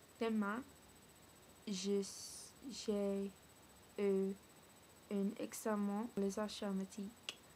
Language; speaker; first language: French; non-native, learner; English